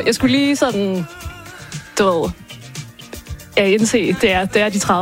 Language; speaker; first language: Danish; native; Danish